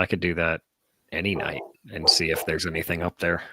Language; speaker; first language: English; native; English